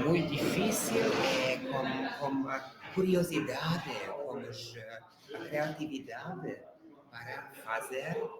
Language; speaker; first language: Portuguese; non-native, learner; Hungarian